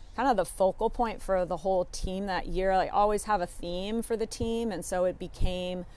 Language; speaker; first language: English; native; English